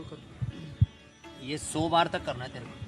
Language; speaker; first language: Hindi; non-native, local second language; Gujarati